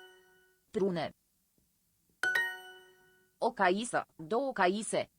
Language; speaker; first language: Romanian; non-native, learner; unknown